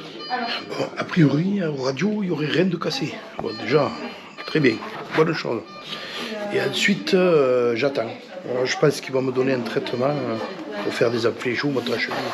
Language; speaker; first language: French; native; French